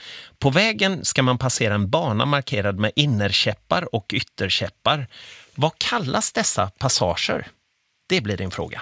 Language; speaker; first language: Swedish; native; Swedish